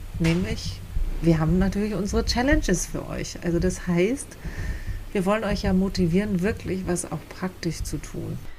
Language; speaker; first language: German; native; German